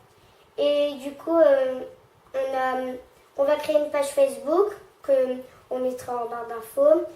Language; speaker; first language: French; native; French